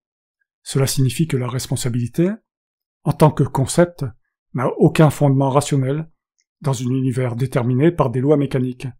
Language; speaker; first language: French; native; French